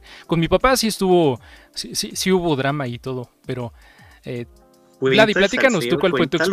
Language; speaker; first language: Spanish; native; Spanish